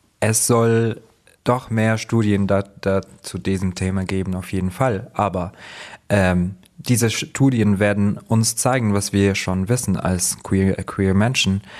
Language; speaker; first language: German; non-native, fluent; Arabic